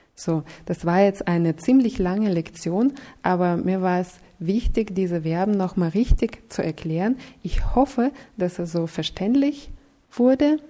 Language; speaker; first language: German; non-native, fluent; Russian